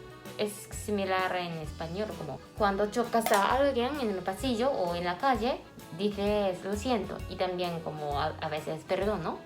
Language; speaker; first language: Spanish; non-native, fluent; Japanese